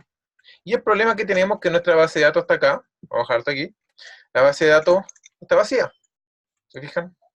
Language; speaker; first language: Spanish; native; Spanish